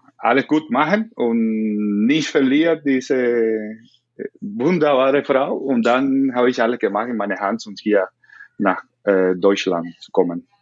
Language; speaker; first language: German; non-native, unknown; Spanish